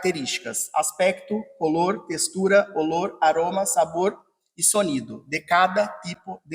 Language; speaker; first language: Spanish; non-native, fluent; Portuguese